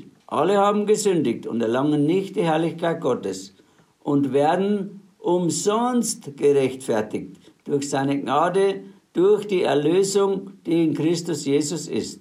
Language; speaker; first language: German; native; German